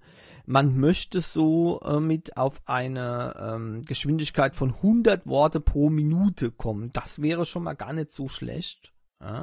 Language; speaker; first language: German; native; German